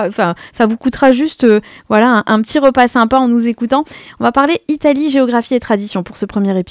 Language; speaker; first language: French; native; French